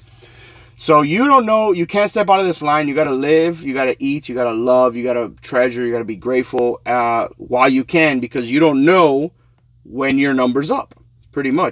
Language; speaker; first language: English; native; English